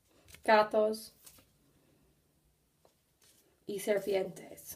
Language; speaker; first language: Spanish; non-native, learner; English